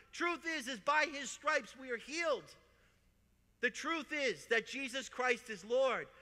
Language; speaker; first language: English; native; English